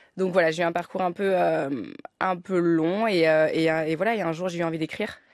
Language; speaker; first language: French; native; French